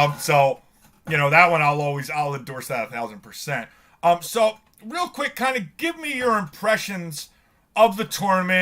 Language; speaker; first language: English; native; English